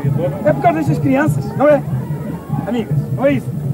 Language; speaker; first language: Portuguese; non-native, local second language; Tsonga